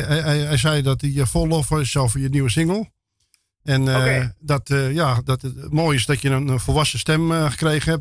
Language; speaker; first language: Dutch; native; Dutch